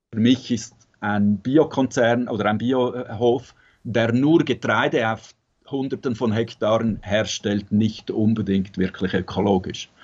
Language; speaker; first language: German; native; German